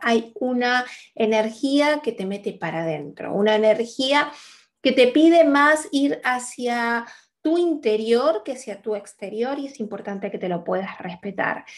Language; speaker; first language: Spanish; native; Spanish